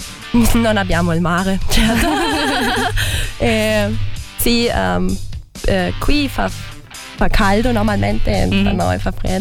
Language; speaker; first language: Italian; non-native, learner; German